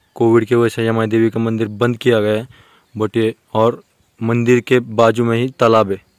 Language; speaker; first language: Hindi; non-native, local second language; Marathi